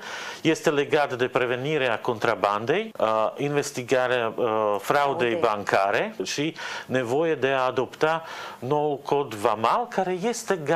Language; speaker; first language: Romanian; non-native, fluent; Slovak